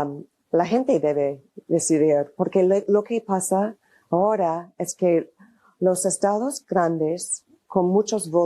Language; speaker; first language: Spanish; non-native, fluent; English